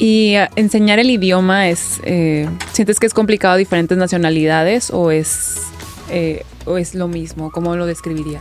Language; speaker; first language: Spanish; native; Spanish